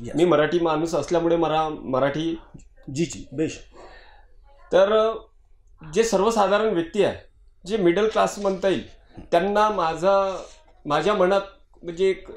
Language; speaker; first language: Hindi; non-native, local second language; Marathi